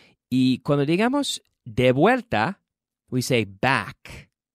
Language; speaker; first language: Spanish; non-native, fluent; English